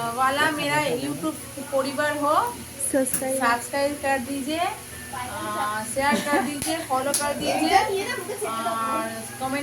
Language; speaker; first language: Hindi; non-native, local second language; Bangla